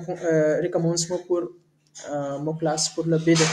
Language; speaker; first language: French; non-native, learner; Hindi